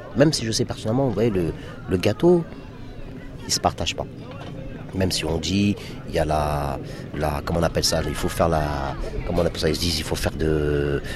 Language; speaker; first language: French; early bilingual, other home language; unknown